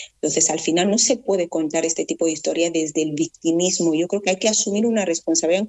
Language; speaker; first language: Spanish; early bilingual, other home language; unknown